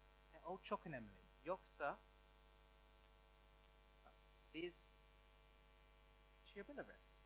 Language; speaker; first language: Turkish; non-native, learner; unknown